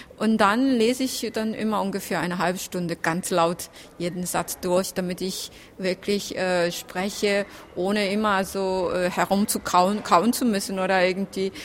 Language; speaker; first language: German; non-native, fluent; Chinese